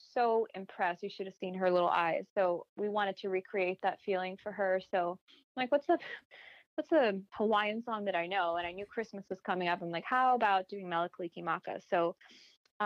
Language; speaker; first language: English; native; English